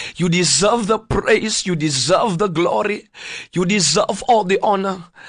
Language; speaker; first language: English; non-native, local second language; Afrikaans